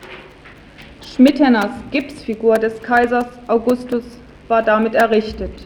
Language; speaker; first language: German; native; German